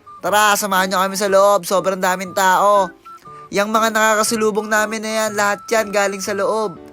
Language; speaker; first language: Filipino; native; Filipino